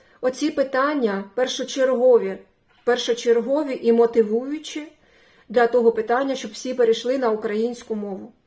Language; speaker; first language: Ukrainian; non-native, local second language; Russian